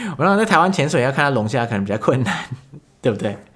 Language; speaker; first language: Chinese; native; Chinese